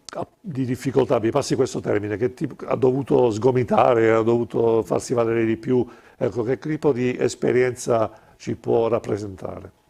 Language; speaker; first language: Italian; native; Italian